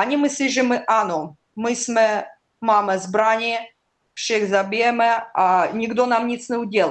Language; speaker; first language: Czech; non-native, learner; Russian